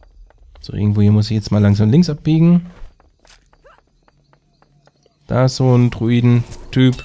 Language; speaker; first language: German; native; German